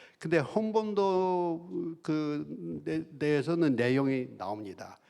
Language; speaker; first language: Korean; non-native, fluent; Russian